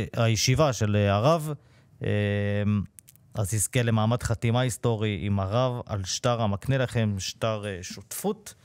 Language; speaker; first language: Hebrew; native; Hebrew